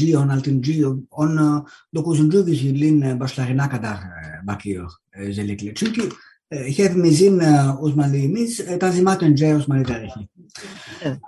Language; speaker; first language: Turkish; non-native, learner; Greek